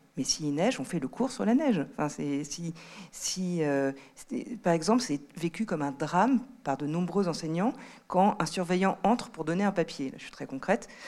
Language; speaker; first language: French; native; French